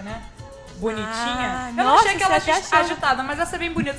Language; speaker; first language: Portuguese; native; Portuguese